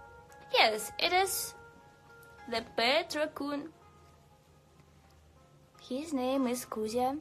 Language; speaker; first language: English; non-native, learner; Russian